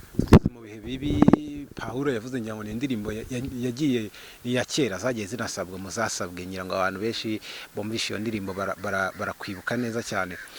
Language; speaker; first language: Kinyarwanda; native; Kinyarwanda